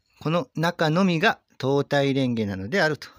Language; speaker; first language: Japanese; native; Japanese